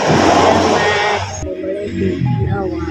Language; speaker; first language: Filipino; non-native, local second language; Cebuano